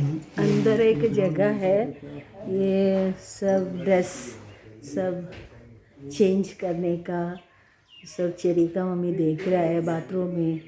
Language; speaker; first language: Hindi; non-native, local second language; Malayalam